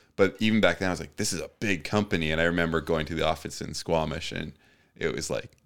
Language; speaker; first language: English; native; English